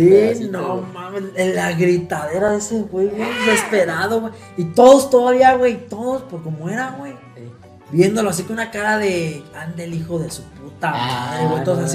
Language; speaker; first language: Spanish; native; Spanish